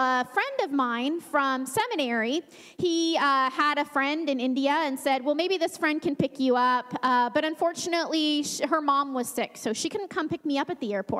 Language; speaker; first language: English; native; English